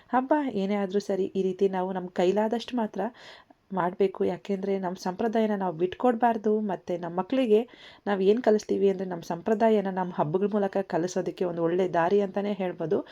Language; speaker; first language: Kannada; native; Kannada